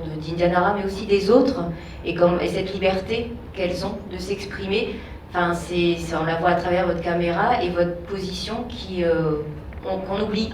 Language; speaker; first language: French; native; French